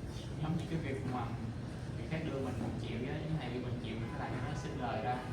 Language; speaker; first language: Vietnamese; native; Vietnamese